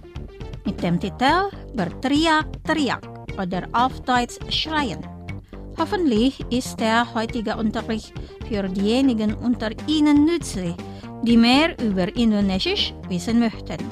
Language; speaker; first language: German; non-native, fluent; Indonesian